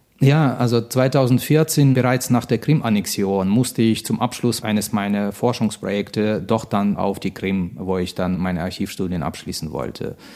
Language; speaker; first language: German; non-native, fluent; Russian